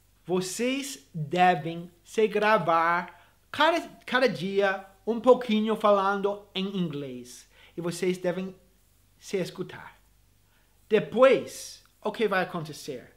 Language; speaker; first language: Portuguese; non-native, fluent; English